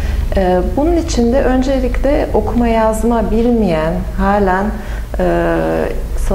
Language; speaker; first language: Turkish; native; Turkish